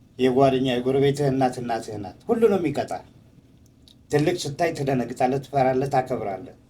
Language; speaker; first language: Amharic; non-native, local second language; Tigrinya